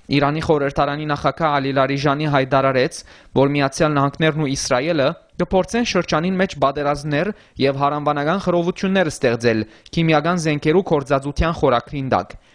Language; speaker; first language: Armenian; early bilingual, heritage; Armenian